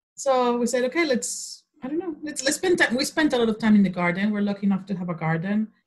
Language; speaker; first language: English; non-native, fluent; Spanish